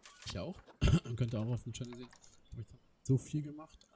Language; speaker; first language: German; native; German